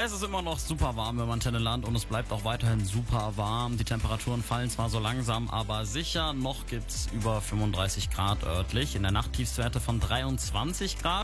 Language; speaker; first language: German; native; German